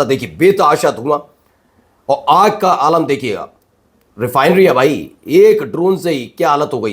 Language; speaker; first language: Hindi; native; Hindi